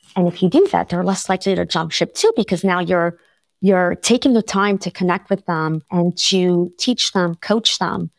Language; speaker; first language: English; non-native, fluent; French